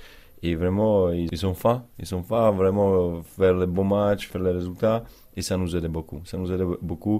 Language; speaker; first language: French; non-native, learner; Czech